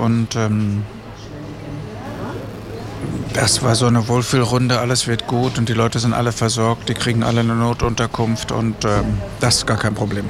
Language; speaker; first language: German; native; German